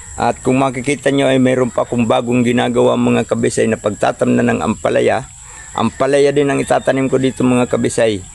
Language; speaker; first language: Filipino; non-native, local second language; Cebuano